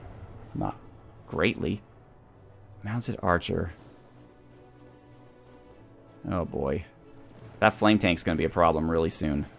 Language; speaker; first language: English; native; English